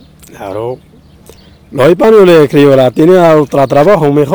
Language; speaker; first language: Spanish; non-native, learner; Arabic